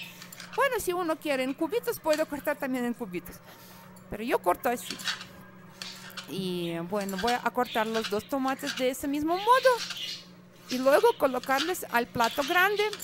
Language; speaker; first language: Spanish; non-native, fluent; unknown